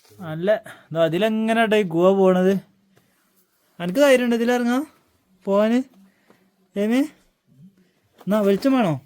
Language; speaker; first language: Malayalam; native; Malayalam